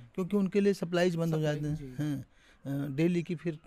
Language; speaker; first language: Hindi; native; Hindi